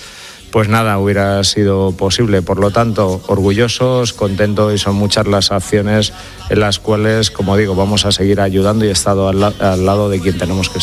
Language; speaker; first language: Spanish; native; Spanish